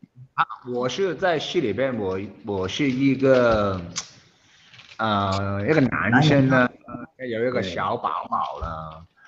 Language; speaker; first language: Chinese; non-native, local second language; Cantonese